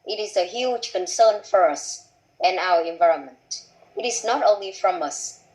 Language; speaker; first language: English; non-native, fluent; Vietnamese